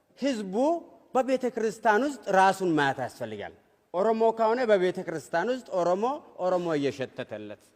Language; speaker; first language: Amharic; non-native, local second language; Oromo